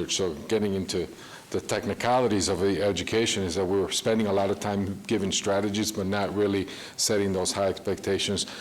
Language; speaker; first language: English; early bilingual, other home language; Spanish